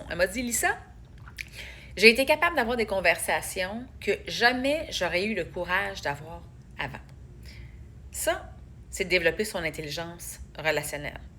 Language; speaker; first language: French; native; French